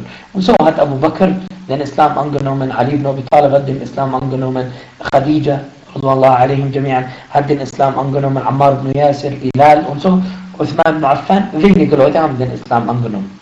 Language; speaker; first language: German; non-native, fluent; Arabic